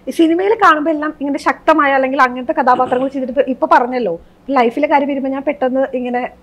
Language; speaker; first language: Malayalam; native; Malayalam